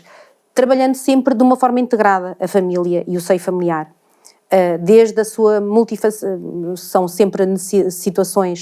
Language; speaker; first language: Portuguese; native; Portuguese